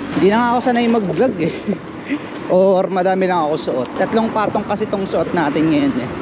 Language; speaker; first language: Filipino; native; Filipino